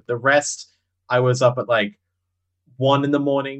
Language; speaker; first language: English; native; English